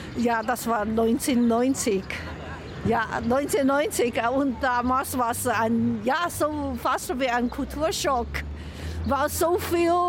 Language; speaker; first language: German; non-native, fluent; Chinese